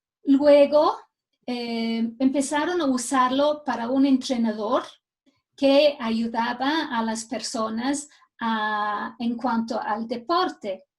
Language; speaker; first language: Spanish; non-native, fluent; English